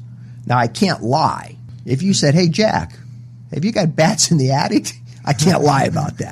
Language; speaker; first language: English; native; English